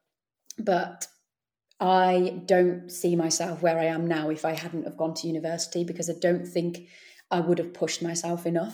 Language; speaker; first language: English; native; English